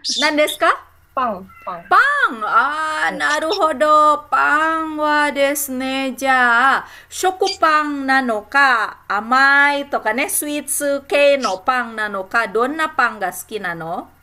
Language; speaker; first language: Japanese; non-native, fluent; Indonesian